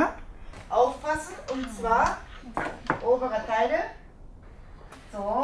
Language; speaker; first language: German; non-native, learner; Japanese